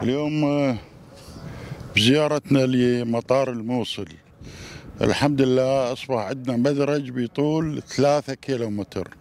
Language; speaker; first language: Arabic; native; Arabic